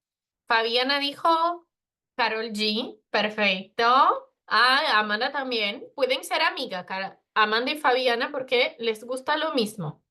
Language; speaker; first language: Spanish; non-native, fluent; Portuguese